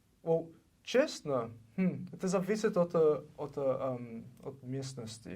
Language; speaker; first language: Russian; non-native, learner; English